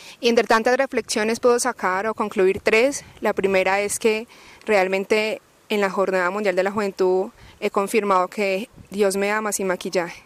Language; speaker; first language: Spanish; native; Spanish